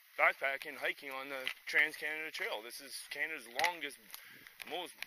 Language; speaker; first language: English; native; English